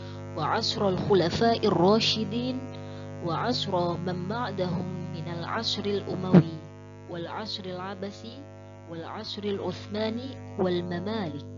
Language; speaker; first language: Arabic; non-native, fluent; Indonesian